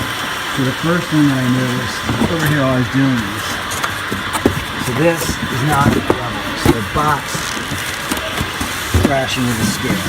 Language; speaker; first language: English; native; English